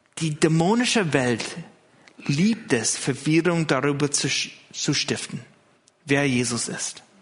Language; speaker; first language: German; non-native, fluent; English